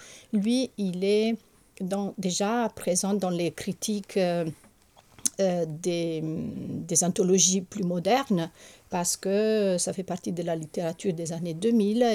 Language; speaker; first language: French; non-native, fluent; Italian